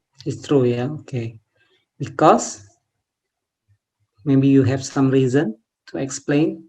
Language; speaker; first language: English; non-native, learner; Indonesian